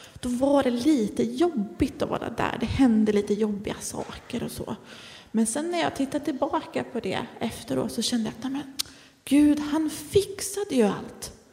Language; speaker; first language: Swedish; native; Swedish